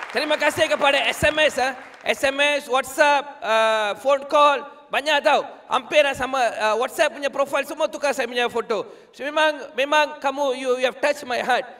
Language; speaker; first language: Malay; non-native, local second language; Tamil